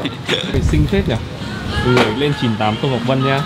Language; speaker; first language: Vietnamese; native; Vietnamese